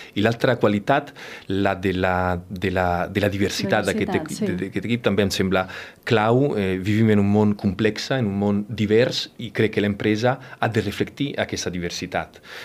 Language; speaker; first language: Catalan; non-native, fluent; Italian